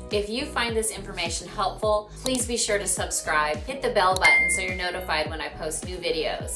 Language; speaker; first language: English; native; English